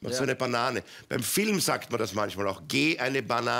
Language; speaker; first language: German; native; German